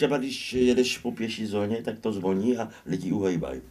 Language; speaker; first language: Czech; native; Czech